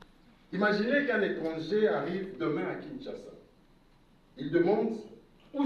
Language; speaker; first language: French; non-native, local second language; Lingala